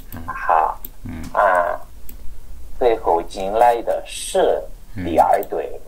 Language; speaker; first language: Chinese; non-native, learner; Spanish